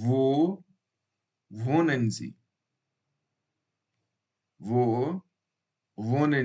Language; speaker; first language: German; non-native, learner; Baluchi